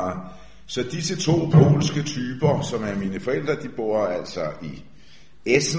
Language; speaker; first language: Danish; early bilingual, other home language; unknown